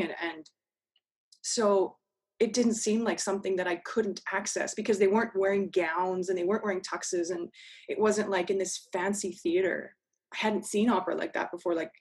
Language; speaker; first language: English; native; English